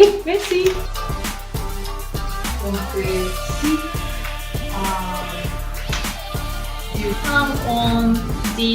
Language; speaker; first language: French; non-native, learner; Japanese